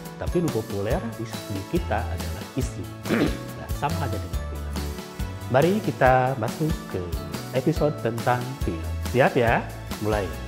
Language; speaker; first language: Indonesian; non-native, local second language; Sundanese